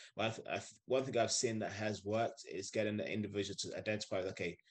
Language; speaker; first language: English; non-native, local second language; Yoruba